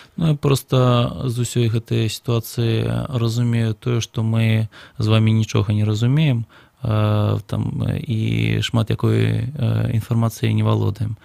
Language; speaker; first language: Belarusian; non-native, local second language; Russian